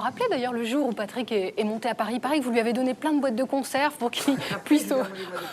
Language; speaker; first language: French; native; French